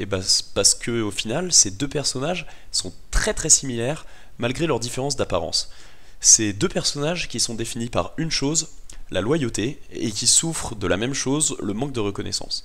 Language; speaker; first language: French; native; French